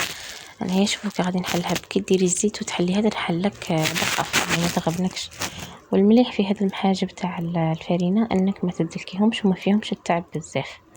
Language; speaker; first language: Arabic; native; Arabic